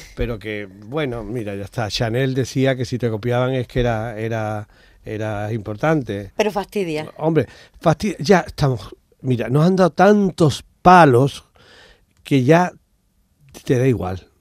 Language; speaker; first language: Spanish; native; Spanish